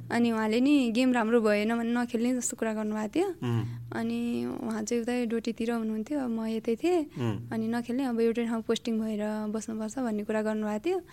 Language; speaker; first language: Nepali; native; Nepali